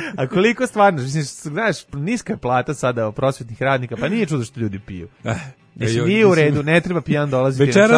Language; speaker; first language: Serbian; native; Serbian